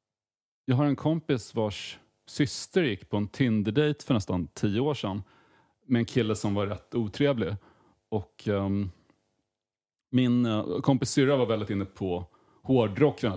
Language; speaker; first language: Swedish; native; Swedish